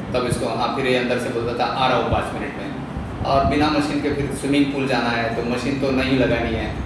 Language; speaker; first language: Hindi; non-native, local second language; Marathi